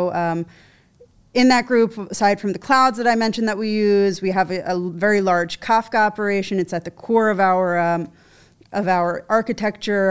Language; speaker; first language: English; native; English